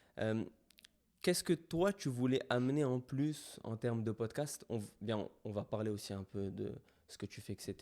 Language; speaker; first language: French; native; French